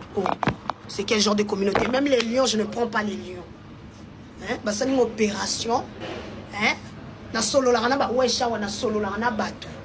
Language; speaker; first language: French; non-native, local second language; Lingala